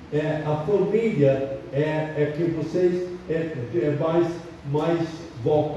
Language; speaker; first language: Portuguese; non-native, fluent; English